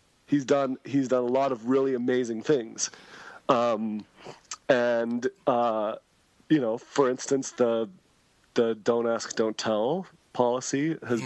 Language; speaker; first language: English; native; English